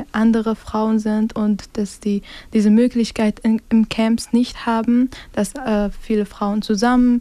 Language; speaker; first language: German; non-native, fluent; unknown